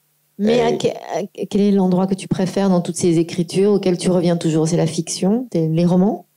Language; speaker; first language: French; native; French